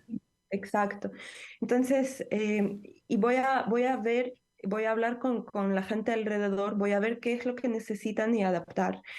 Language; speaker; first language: Spanish; non-native, fluent; Ukrainian